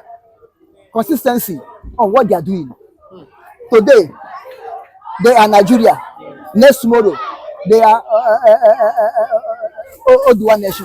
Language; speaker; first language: English; non-native, local second language; Igbo